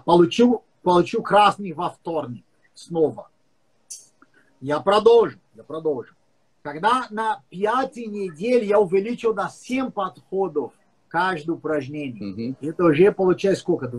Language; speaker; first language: Russian; non-native, learner; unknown